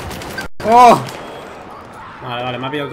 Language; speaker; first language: Spanish; native; Spanish